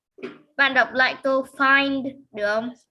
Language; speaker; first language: Vietnamese; native; Vietnamese